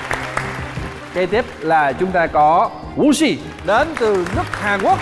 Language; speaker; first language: Vietnamese; non-native, fluent; English